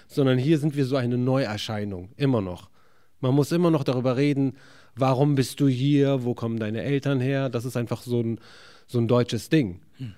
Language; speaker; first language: German; early bilingual, other home language; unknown